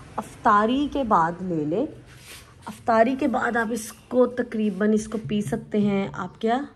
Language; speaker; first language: Urdu; native; Urdu